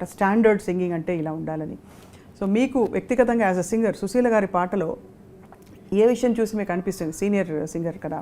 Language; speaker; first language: Telugu; native; Telugu